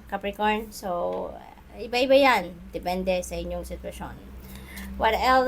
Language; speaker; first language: Filipino; native; Filipino